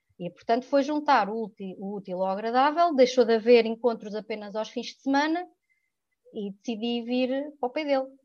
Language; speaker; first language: Portuguese; early bilingual, other home language; French